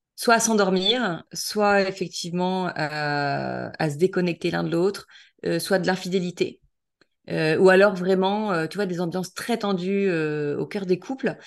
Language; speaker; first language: French; native; French